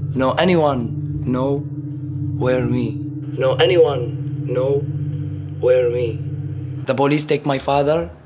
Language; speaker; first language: English; non-native, learner; Arabic